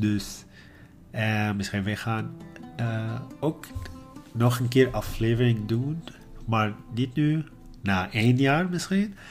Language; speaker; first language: Dutch; non-native, learner; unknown